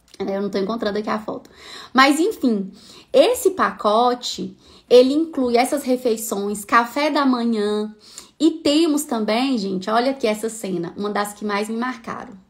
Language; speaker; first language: Portuguese; native; Portuguese